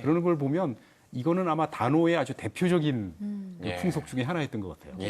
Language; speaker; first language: Korean; native; Korean